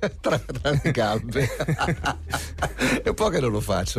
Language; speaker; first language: Italian; native; Italian